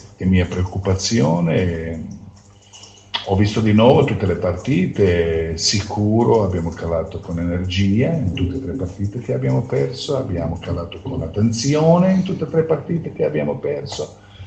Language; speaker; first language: Italian; non-native, fluent; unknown